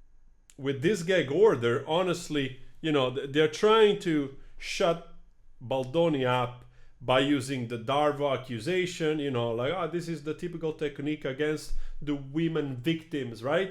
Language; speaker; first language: English; non-native, fluent; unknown